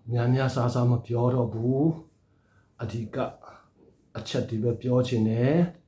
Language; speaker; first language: Burmese; non-native, local second language; Hakha Chin